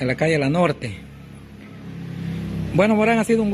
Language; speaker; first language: Spanish; native; Spanish